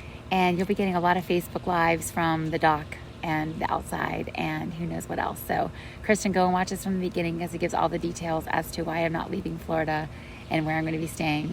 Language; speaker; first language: English; native; English